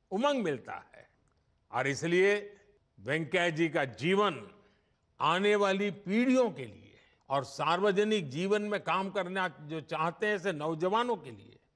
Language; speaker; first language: Hindi; non-native, local second language; Gujarati